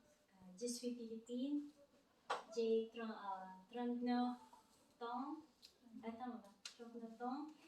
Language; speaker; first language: French; non-native, learner; Filipino